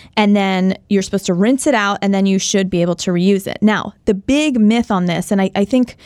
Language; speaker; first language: English; early bilingual, other home language; Hindi